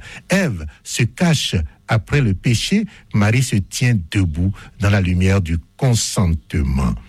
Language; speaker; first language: French; native; French